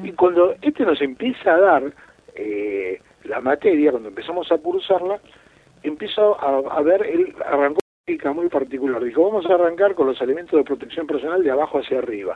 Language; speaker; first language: Spanish; native; Spanish